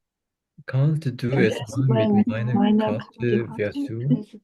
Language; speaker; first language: German; non-native, learner; Korean